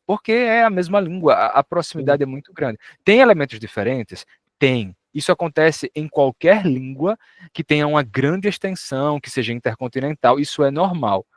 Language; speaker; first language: Portuguese; native; Portuguese